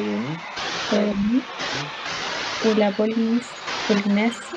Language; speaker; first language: French; non-native, learner; Spanish